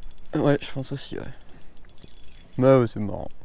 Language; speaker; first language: French; native; French